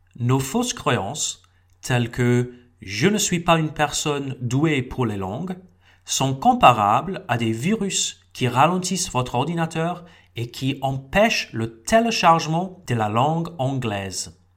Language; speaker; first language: French; non-native, fluent; English